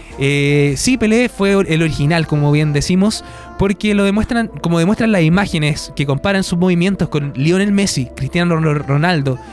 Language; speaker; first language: Spanish; native; Spanish